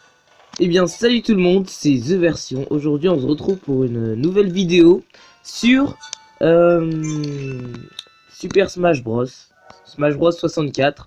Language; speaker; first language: French; native; French